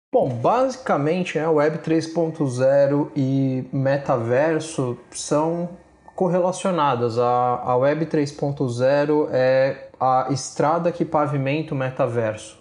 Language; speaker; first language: Portuguese; native; Portuguese